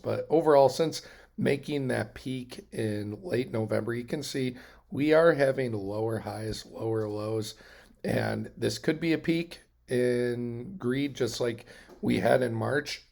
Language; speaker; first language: English; native; English